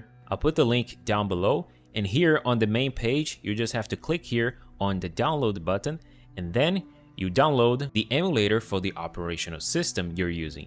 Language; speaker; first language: English; non-native, fluent; Portuguese